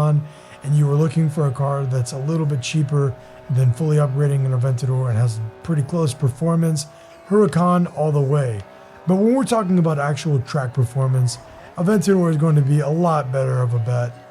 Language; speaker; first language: English; native; English